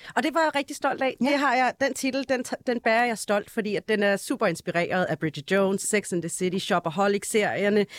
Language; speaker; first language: Danish; early bilingual, other home language; Arabic